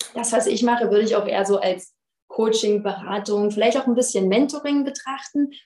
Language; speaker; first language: German; native; German